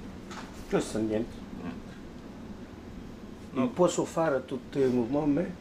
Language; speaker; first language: Italian; non-native, learner; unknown